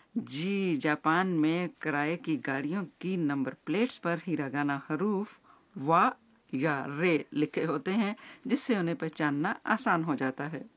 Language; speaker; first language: Urdu; native; Urdu